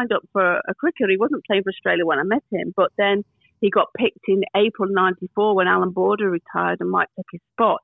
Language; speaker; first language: English; native; English